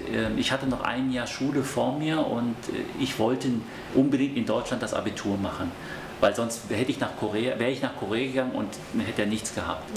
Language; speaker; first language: German; early bilingual, other home language; Korean